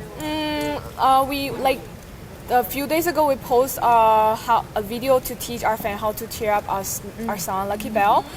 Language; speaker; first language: English; non-native, fluent; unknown